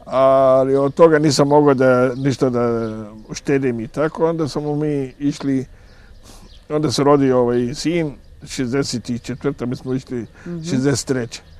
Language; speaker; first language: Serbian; non-native, fluent; Arabic